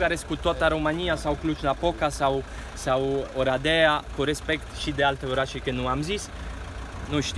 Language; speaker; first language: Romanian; non-native, learner; Italian